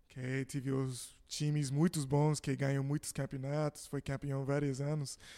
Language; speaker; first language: Portuguese; non-native, fluent; English